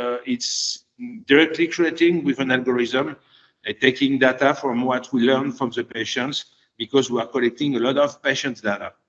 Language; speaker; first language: English; non-native, fluent; Spanish